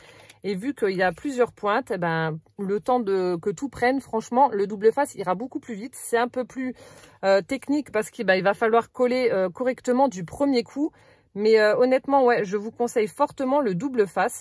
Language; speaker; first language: French; native; French